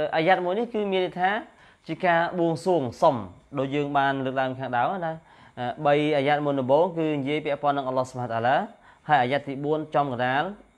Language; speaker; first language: Khmer; native; Khmer